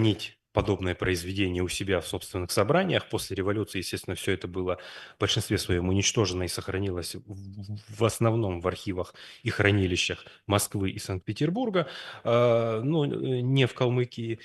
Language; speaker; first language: Russian; native; Russian